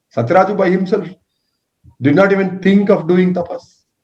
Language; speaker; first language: English; non-native, local second language; Telugu